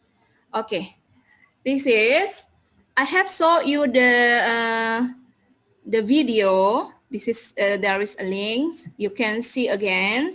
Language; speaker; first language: English; non-native, learner; Indonesian